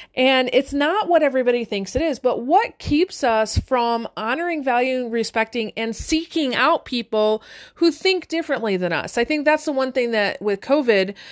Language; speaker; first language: English; native; English